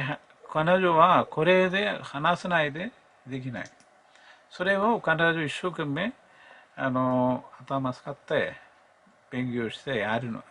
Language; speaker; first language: Japanese; non-native, learner; Malayalam